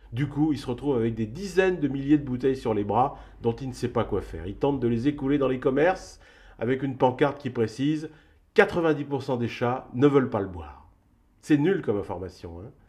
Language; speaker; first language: French; native; French